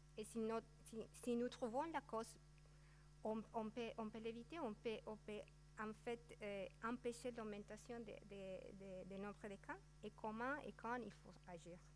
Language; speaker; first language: French; non-native, fluent; Spanish